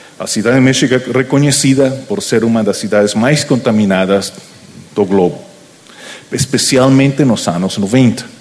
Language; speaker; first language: Portuguese; non-native, learner; Spanish